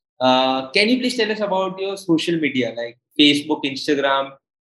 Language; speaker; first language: English; non-native, local second language; Hindi